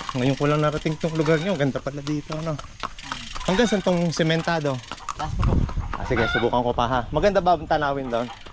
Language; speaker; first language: Filipino; native; Filipino